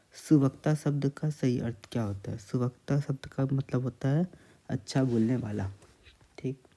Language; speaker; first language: Hindi; native; Hindi